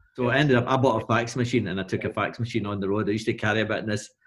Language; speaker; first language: English; native; English